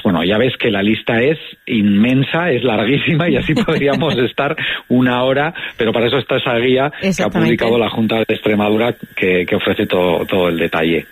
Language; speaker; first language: Spanish; native; Spanish